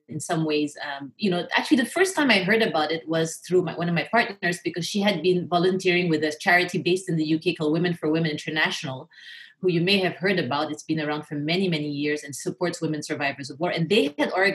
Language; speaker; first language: English; non-native, local second language; French